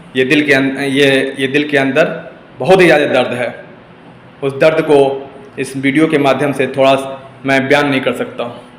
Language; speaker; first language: Hindi; native; Hindi